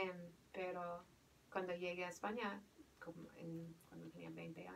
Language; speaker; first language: Spanish; non-native, fluent; English